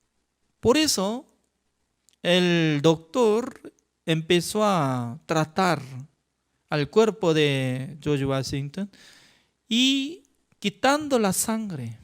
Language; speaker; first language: Spanish; non-native, fluent; Korean